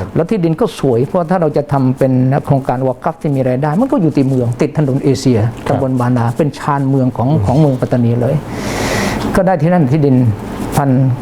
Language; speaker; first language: Thai; non-native, local second language; Malay